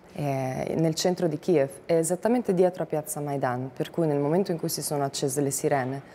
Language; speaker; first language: Italian; non-native, fluent; Ukrainian